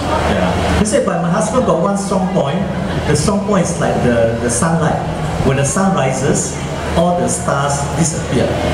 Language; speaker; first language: English; non-native, local second language; Chinese